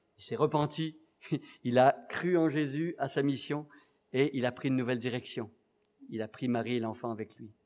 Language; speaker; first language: French; native; French